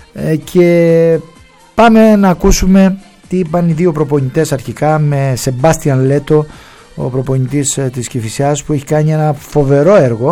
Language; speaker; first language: Greek; native; Greek